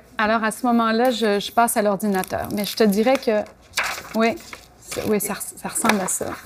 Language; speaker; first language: French; native; French